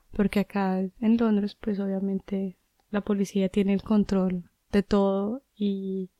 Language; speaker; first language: Spanish; native; Spanish